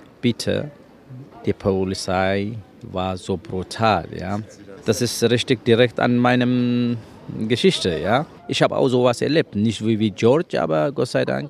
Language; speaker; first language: German; non-native, learner; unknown